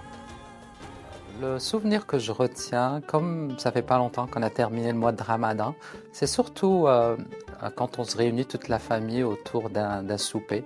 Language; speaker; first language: French; non-native, local second language; Arabic